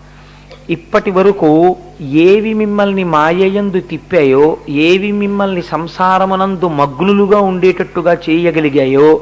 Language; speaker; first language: Telugu; native; Telugu